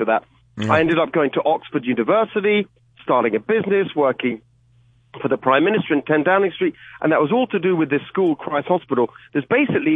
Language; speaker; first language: English; native; English